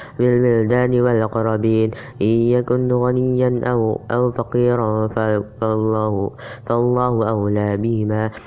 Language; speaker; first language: Arabic; non-native, learner; Indonesian